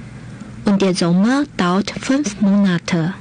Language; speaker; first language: German; non-native, fluent; Chinese